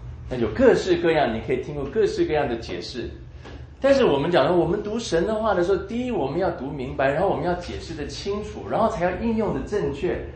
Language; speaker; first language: Chinese; native; Chinese